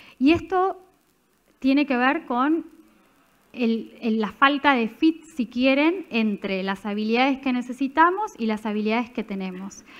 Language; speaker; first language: Spanish; native; Spanish